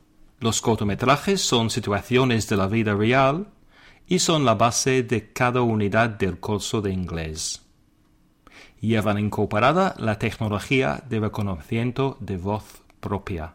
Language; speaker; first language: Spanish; non-native, fluent; English